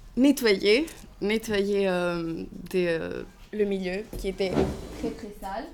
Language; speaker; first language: French; non-native, fluent; Greek